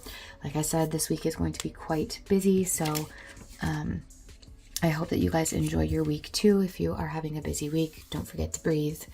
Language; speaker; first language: English; native; English